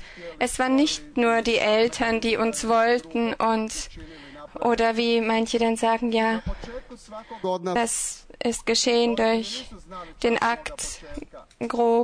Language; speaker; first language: German; non-native, fluent; Croatian